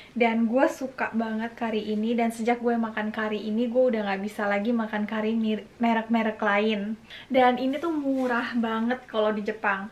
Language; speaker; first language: Indonesian; native; Indonesian